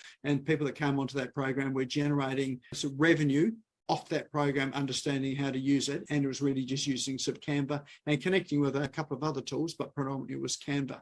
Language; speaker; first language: English; native; English